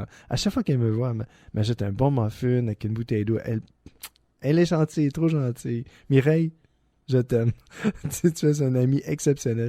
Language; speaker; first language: French; native; French